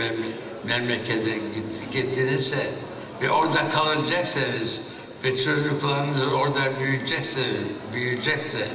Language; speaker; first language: Turkish; early bilingual, heritage; Turkish